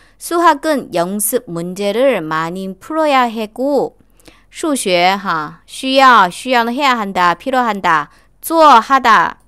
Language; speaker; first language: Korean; non-native, fluent; Chinese